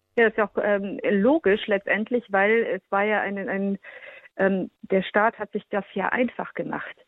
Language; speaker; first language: German; early bilingual, heritage; German